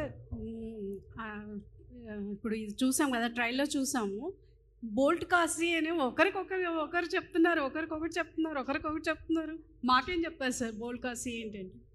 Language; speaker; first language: Telugu; native; Telugu